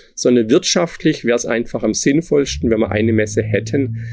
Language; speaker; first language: German; native; German